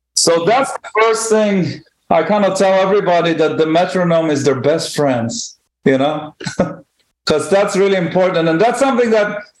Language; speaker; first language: English; non-native, fluent; Hebrew